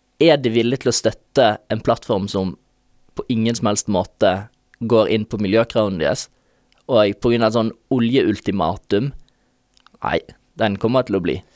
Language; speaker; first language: Norwegian; native; Norwegian